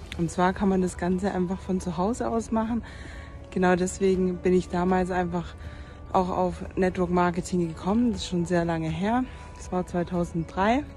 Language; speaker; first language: German; native; German